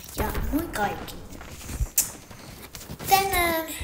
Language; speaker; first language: Finnish; early bilingual, other home language; Russian